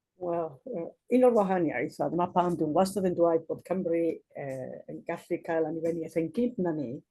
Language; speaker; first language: Welsh; non-native, fluent; Basque